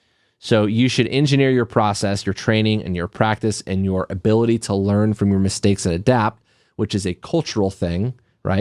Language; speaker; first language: English; native; English